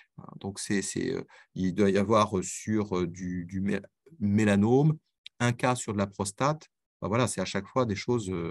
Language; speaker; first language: French; native; French